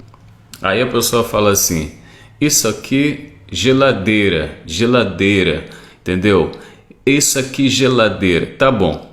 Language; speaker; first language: Portuguese; non-native, fluent; Arabic